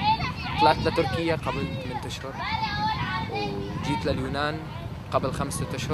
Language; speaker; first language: Arabic; native; Arabic